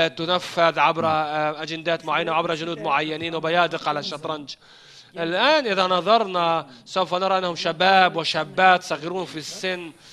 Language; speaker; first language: Arabic; non-native, fluent; Turkish